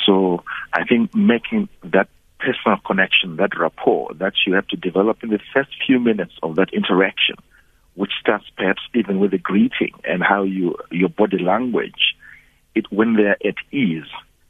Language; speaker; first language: English; non-native, local second language; Shona